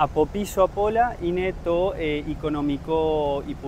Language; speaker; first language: Greek; early bilingual, heritage; Spanish